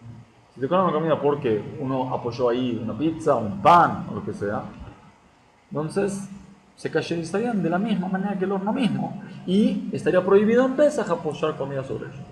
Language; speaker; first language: Spanish; native; Spanish